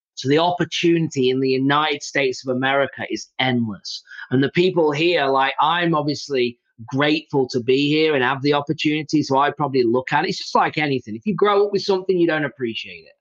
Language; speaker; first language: English; native; English